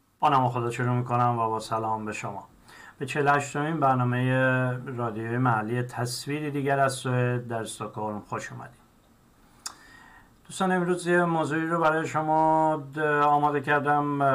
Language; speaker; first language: Persian; native; Persian